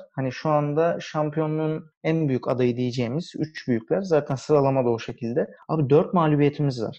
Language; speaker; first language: Turkish; early bilingual, heritage; Turkish